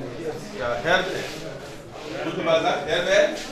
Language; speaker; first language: German; non-native, learner; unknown